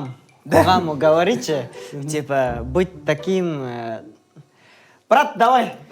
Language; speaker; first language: Russian; non-native, local second language; Kazakh